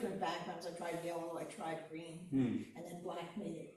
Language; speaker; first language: English; native; English